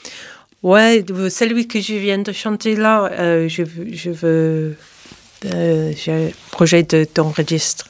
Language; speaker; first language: French; non-native, fluent; English